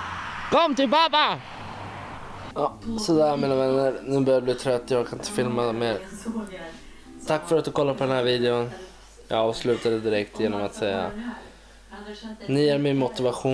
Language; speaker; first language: Swedish; native; Swedish